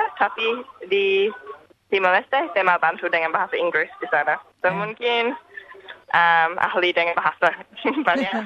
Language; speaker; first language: Indonesian; non-native, learner; English